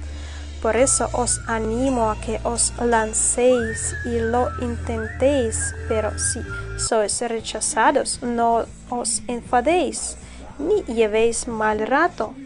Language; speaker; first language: Spanish; non-native, fluent; Russian